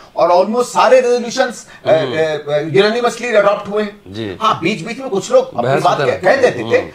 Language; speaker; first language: Hindi; native; Hindi